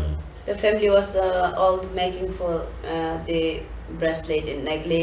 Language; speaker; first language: English; non-native, learner; Tibetan